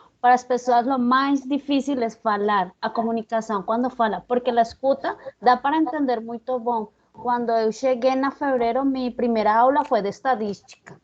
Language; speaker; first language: Portuguese; non-native, learner; Spanish